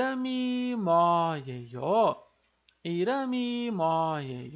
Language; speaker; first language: Korean; non-native, fluent; Portuguese